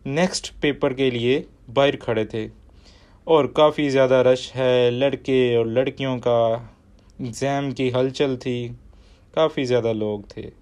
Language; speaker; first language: Urdu; native; Urdu